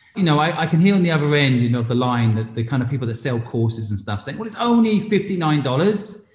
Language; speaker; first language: English; native; English